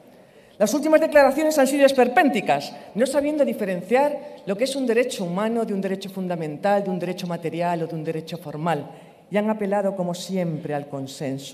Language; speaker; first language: Spanish; native; Spanish